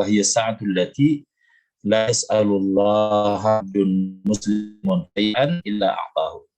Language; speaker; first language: Arabic; non-native, fluent; Indonesian